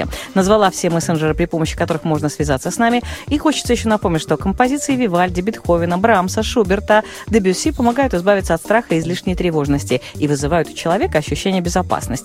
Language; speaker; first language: Russian; native; Russian